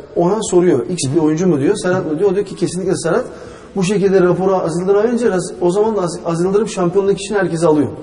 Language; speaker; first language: Turkish; early bilingual, heritage; Turkish